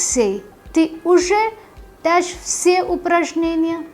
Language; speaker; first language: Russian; non-native, fluent; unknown